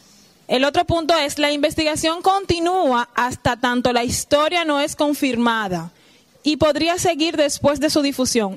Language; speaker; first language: Spanish; native; Spanish